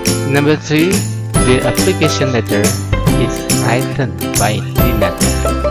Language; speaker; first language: English; non-native, fluent; Indonesian